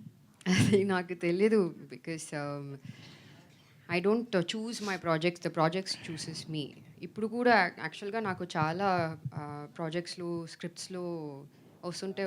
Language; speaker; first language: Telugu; non-native, fluent; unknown